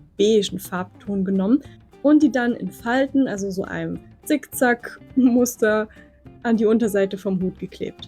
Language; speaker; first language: German; native; German